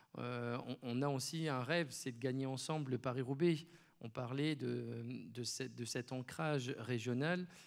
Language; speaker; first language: French; native; French